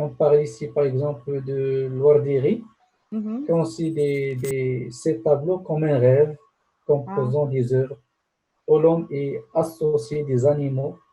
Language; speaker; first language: French; non-native, local second language; Arabic